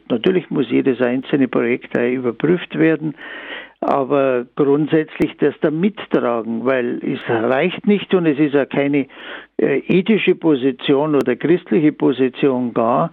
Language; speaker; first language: German; native; German